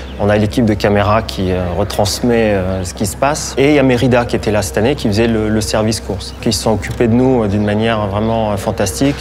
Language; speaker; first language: French; native; French